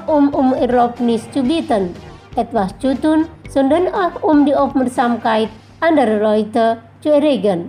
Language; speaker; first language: German; non-native, fluent; Indonesian